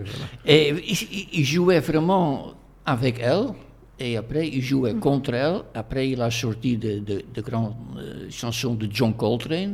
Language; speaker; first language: French; non-native, fluent; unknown